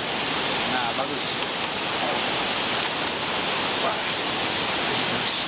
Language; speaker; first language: Indonesian; non-native, learner; English